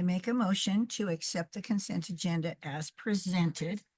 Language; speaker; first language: English; native; English